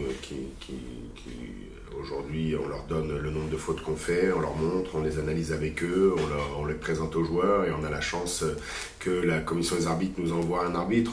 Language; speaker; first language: French; native; French